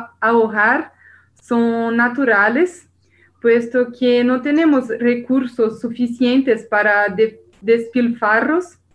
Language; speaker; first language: Spanish; non-native, learner; Portuguese